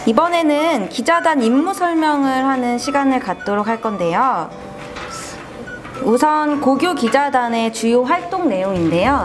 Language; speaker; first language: Korean; native; Korean